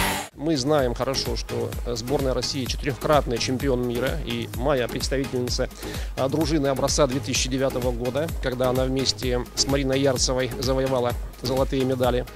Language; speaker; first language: Russian; native; Russian